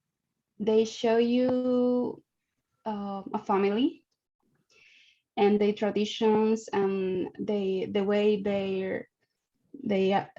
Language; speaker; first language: English; non-native, learner; Spanish